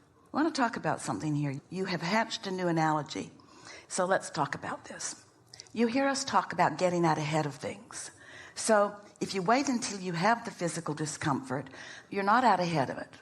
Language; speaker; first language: English; native; English